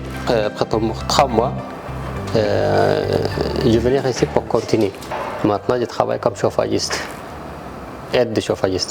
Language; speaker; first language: French; non-native, learner; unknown